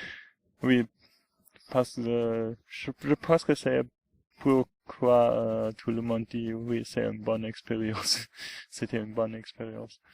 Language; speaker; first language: French; non-native, fluent; German